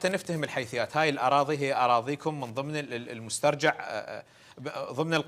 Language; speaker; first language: Arabic; native; Arabic